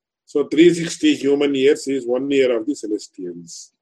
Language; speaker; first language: English; non-native, local second language; Tamil